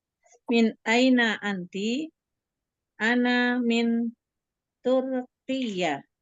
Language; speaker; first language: Arabic; non-native, learner; Indonesian